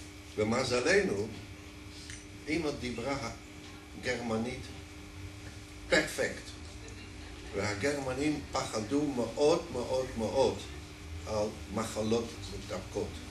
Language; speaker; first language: Hebrew; non-native, fluent; Dutch